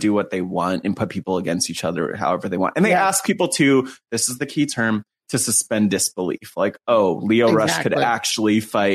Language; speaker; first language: English; native; English